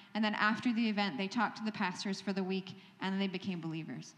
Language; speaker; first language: English; native; English